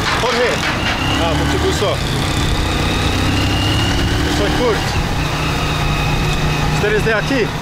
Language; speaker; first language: Spanish; non-native, learner; English